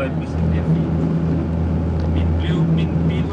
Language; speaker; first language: Danish; non-native, fluent; Polish